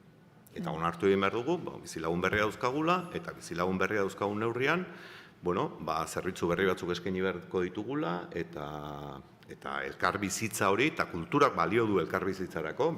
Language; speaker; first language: Basque; native; Basque